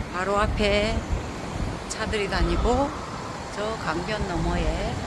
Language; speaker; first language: Korean; native; Korean